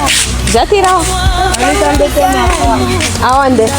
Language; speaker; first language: Portuguese; non-native, learner; Kinyarwanda